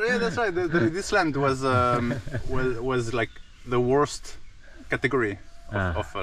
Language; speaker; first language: English; non-native, fluent; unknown